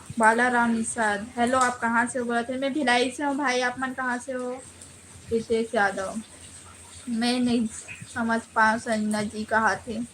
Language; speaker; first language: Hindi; native; Hindi